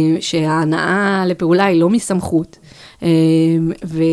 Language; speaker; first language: Hebrew; native; Hebrew